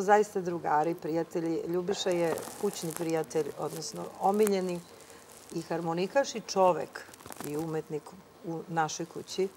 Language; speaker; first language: Serbian; native; Serbian